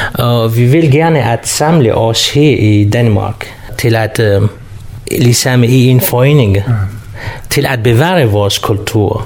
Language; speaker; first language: Danish; non-native, fluent; Kurdish